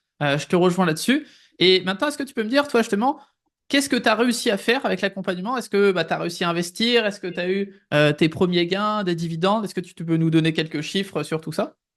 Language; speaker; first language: French; native; French